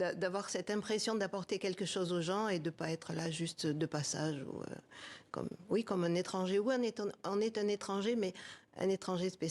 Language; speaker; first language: French; native; French